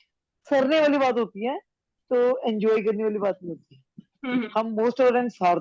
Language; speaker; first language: Hindi; native; Hindi